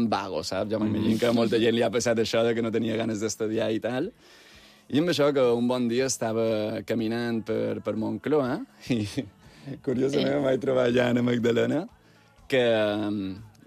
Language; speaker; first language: Catalan; native; Catalan